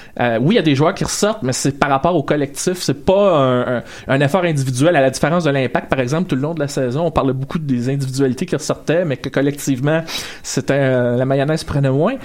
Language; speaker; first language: French; native; French